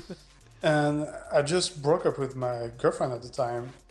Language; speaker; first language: English; non-native, fluent; French